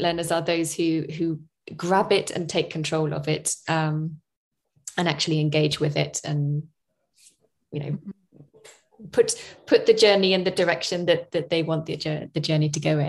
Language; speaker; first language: English; native; English